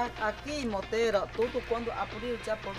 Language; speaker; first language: Portuguese; non-native, learner; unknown